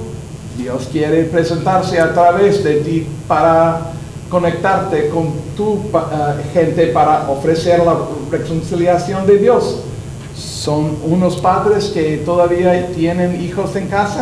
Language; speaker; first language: Spanish; non-native, learner; English